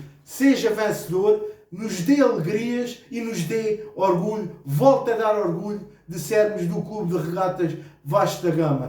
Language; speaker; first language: Portuguese; native; Portuguese